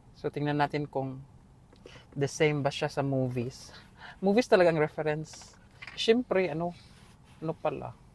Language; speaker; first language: Filipino; native; Filipino